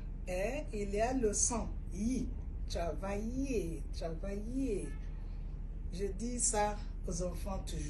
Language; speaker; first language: French; non-native, fluent; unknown